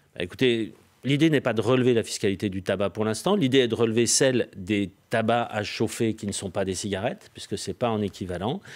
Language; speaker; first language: French; native; French